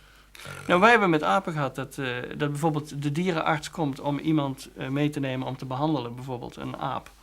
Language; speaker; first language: Dutch; native; Dutch